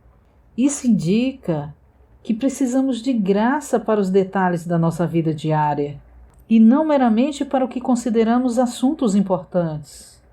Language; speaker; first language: Portuguese; native; Portuguese